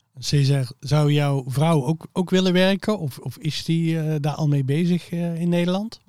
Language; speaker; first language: Dutch; native; Dutch